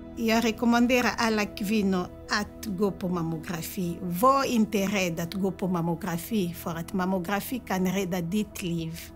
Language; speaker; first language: Swedish; non-native, fluent; Lingala